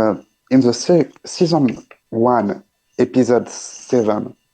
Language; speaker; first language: English; non-native, learner; French